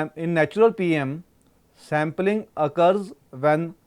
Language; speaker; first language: English; non-native, local second language; Punjabi